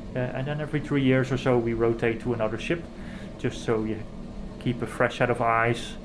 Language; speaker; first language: English; non-native, fluent; Dutch